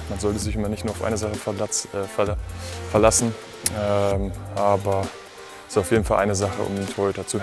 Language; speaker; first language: German; native; German